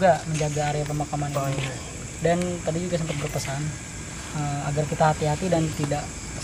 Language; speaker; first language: Indonesian; native; Indonesian